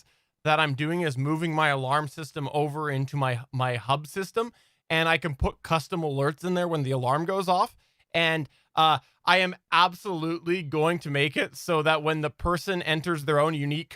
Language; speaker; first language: English; native; English